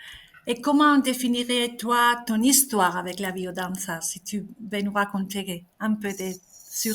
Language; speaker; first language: French; non-native, fluent; Spanish